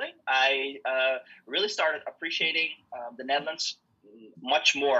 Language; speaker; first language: English; non-native, fluent; Dutch